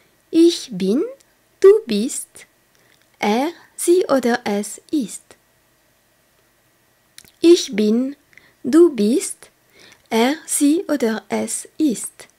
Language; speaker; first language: German; non-native, fluent; French